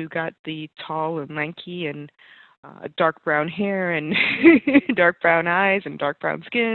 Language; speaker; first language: English; native; English